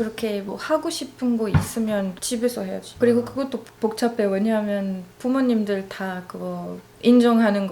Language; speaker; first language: Korean; non-native, learner; Arabic